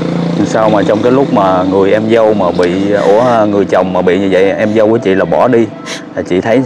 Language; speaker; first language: Vietnamese; native; Vietnamese